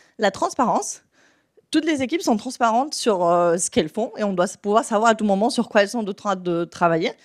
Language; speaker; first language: French; non-native, fluent; Spanish